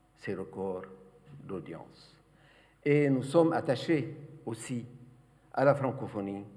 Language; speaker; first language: French; non-native, local second language; Arabic